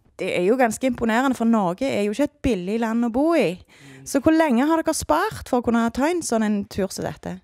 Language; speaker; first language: Norwegian; native; Norwegian